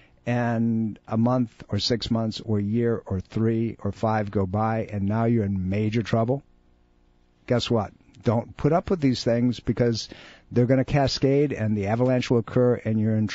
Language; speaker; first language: English; native; English